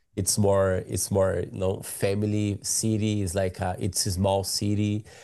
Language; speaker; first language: English; non-native, learner; Portuguese